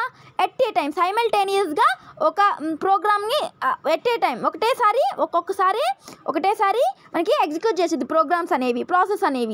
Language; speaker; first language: Telugu; native; Telugu